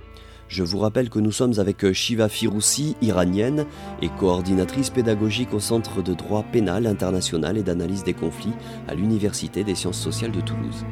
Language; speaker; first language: French; native; French